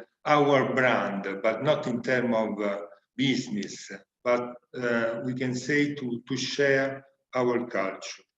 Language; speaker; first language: English; non-native, learner; Italian